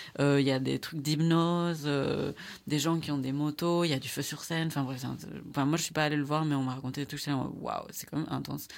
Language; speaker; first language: French; non-native, fluent; Spanish